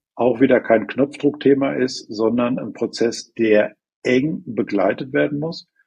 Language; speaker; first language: German; native; German